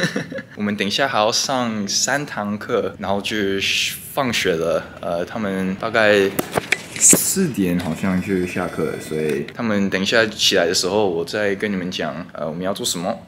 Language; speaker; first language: Chinese; early bilingual, heritage; English